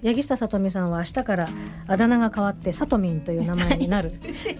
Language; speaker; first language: Japanese; native; Japanese